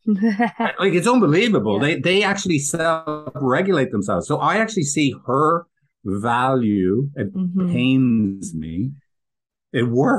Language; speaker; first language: English; native; English